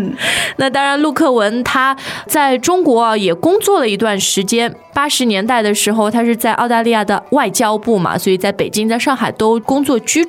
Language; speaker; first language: Chinese; native; Chinese